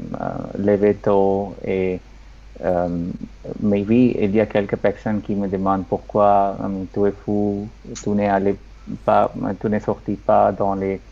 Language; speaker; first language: French; non-native, learner; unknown